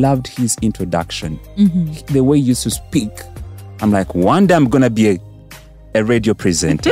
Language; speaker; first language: English; non-native, local second language; Ganda